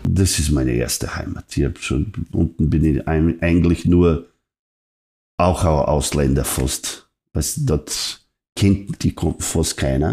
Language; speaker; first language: German; non-native, fluent; Serbian